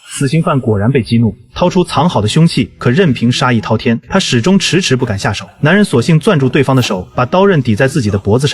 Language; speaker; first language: Chinese; native; Chinese